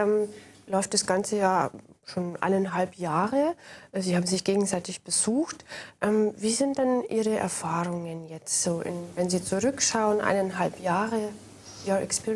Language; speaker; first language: German; native; German